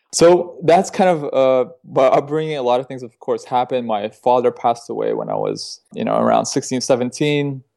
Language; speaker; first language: English; early bilingual, other home language; Russian